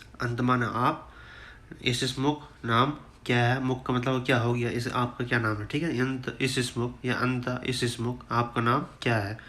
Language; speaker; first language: Urdu; native; Urdu